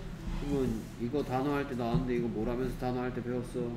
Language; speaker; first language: Korean; native; Korean